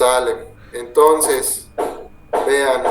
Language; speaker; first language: Spanish; native; Spanish